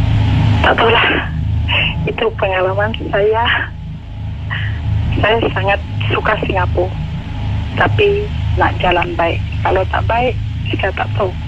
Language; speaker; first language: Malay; non-native, learner; Indonesian